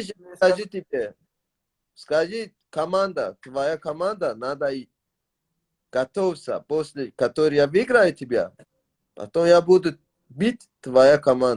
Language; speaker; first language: Russian; non-native, learner; Tajik